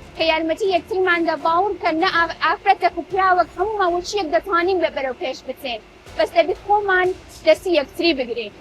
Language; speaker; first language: Central Kurdish; early bilingual, heritage; Central Kurdish